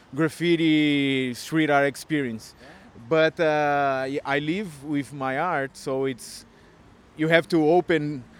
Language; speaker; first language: English; non-native, fluent; Portuguese